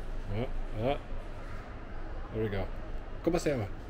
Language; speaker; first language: Spanish; non-native, learner; English